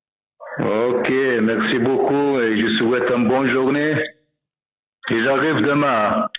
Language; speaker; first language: French; non-native, learner; Arabic